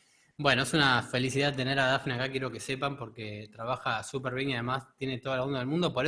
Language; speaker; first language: Spanish; native; Spanish